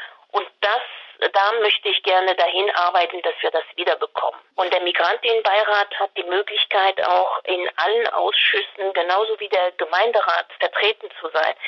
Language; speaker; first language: German; non-native, fluent; French